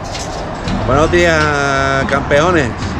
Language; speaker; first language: Spanish; non-native, fluent; Italian